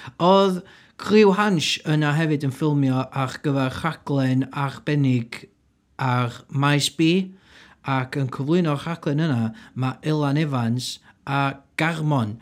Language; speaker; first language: Welsh; native; Welsh